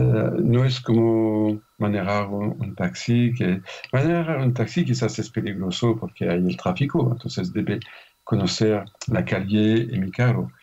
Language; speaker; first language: Spanish; non-native, fluent; French